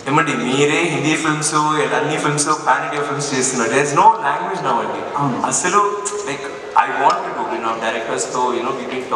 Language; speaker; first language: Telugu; non-native, fluent; Tamil